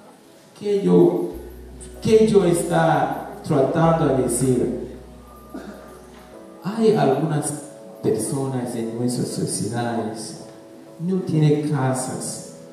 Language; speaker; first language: Spanish; non-native, learner; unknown